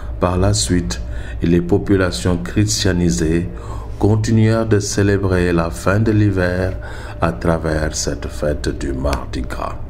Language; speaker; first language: French; non-native, local second language; Wolof